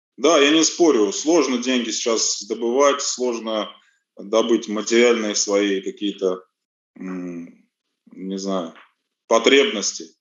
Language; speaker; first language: Russian; early bilingual, other home language; Armenian